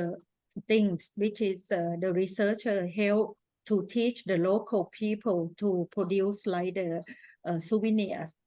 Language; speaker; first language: English; non-native, fluent; Thai